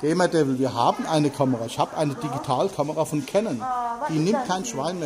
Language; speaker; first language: German; native; German